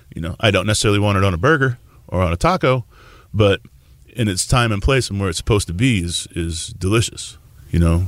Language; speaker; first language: English; native; English